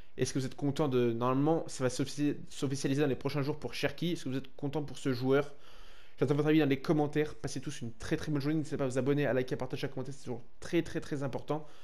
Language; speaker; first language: French; native; French